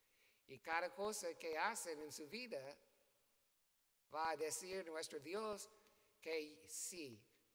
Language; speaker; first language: Spanish; non-native, learner; English